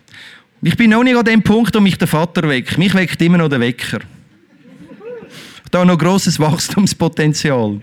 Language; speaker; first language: German; native; German